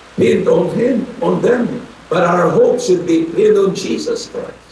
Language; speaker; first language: English; non-native, local second language; Filipino